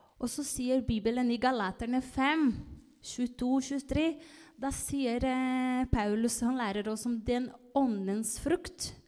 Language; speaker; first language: Norwegian; non-native, fluent; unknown